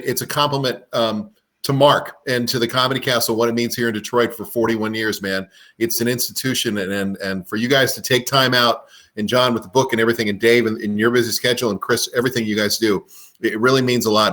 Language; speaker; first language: English; native; English